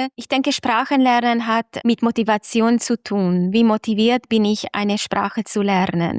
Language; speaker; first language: German; non-native, fluent; Hungarian